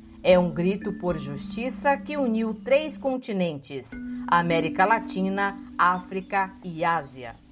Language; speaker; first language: Portuguese; native; Portuguese